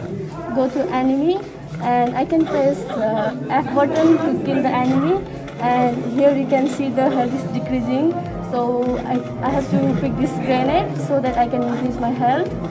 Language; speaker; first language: English; non-native, fluent; Nepali